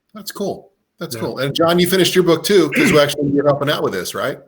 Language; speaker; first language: English; native; English